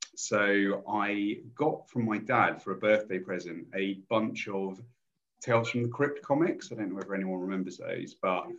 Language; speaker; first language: English; native; English